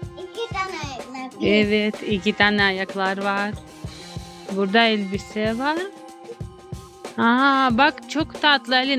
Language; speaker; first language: Turkish; non-native, learner; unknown